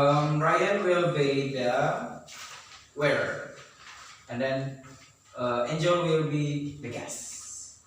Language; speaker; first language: English; non-native, learner; Indonesian